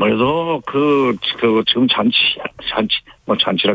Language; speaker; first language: Korean; native; Korean